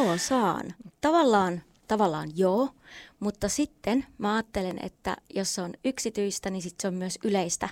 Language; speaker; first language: Finnish; native; Finnish